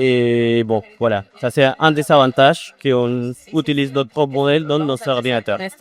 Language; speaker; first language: French; non-native, fluent; Spanish